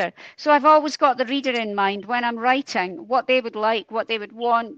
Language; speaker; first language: English; native; English